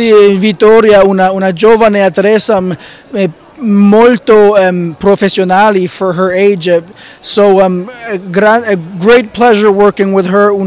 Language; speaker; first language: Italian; non-native, learner; English